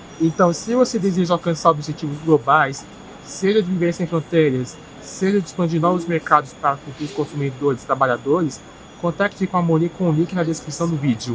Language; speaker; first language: Portuguese; native; Portuguese